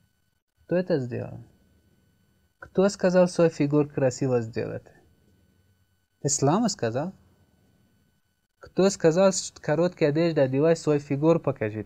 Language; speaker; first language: Russian; non-native, learner; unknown